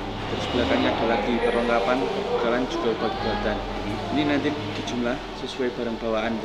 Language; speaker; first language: Indonesian; non-native, local second language; Javanese